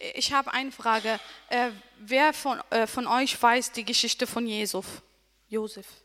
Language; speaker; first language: German; non-native, learner; Arabic